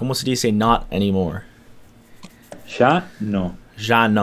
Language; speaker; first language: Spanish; non-native, learner; English